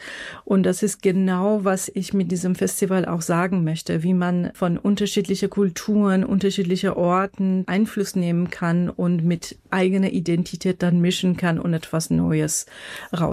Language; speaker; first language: German; non-native, fluent; Persian